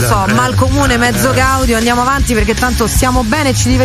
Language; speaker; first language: Italian; native; Italian